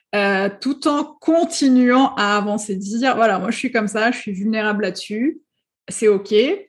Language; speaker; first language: French; non-native, local second language; Arabic